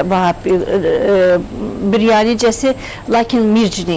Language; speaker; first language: Hindi; non-native, learner; Turkish